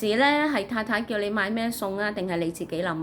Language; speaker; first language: Cantonese; native; Cantonese